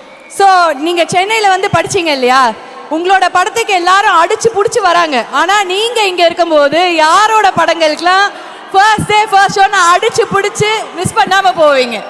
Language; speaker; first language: Tamil; native; Tamil